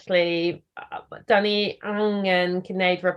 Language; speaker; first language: Welsh; non-native, learner; English